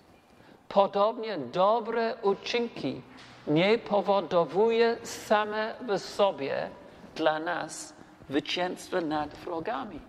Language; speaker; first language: Polish; non-native, learner; English